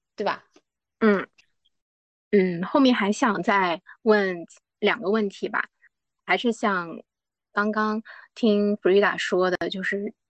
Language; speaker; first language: Chinese; non-native, local second language; Uyghur